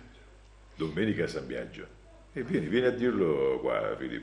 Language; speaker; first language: Italian; native; Italian